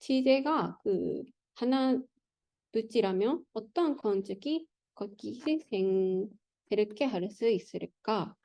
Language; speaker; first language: Korean; non-native, learner; Japanese